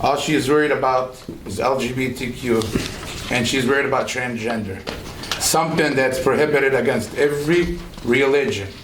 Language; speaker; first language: English; non-native, fluent; Arabic